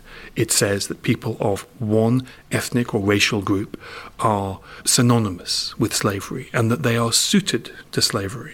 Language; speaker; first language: English; native; English